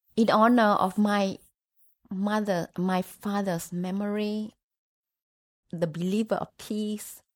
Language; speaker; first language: English; non-native, fluent; Vietnamese